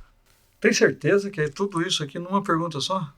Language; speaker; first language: Portuguese; native; Portuguese